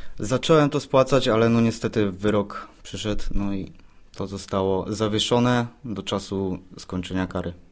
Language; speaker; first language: Polish; native; Polish